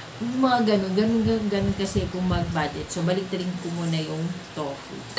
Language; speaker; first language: Filipino; native; Filipino